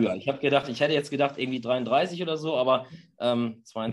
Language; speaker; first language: German; native; German